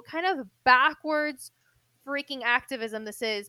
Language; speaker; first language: English; non-native, fluent; Spanish